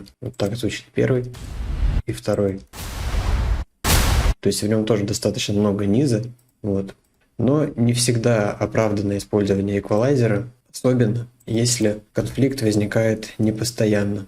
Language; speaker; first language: Russian; native; Russian